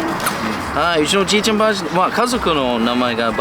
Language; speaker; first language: Japanese; early bilingual, heritage; English